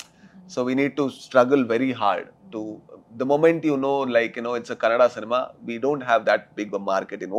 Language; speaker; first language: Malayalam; non-native, learner; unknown